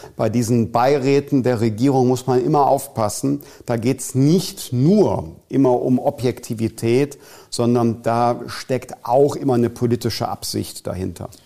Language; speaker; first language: German; native; German